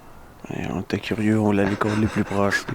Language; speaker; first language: French; native; French